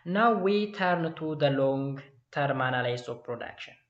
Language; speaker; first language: English; non-native, local second language; Amharic